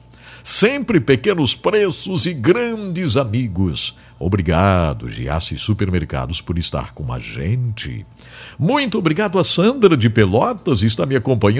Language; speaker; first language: Portuguese; native; Portuguese